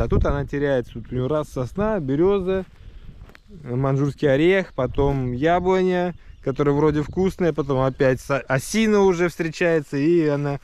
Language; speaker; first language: Russian; native; Russian